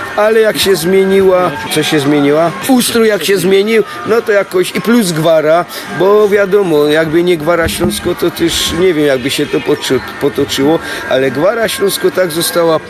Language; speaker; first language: Polish; native; Polish